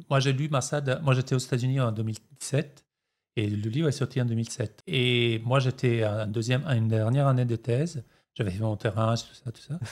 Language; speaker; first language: French; non-native, fluent; Italian